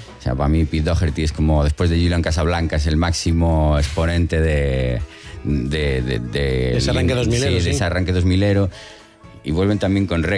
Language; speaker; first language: Spanish; native; Spanish